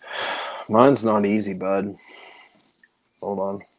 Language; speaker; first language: English; native; English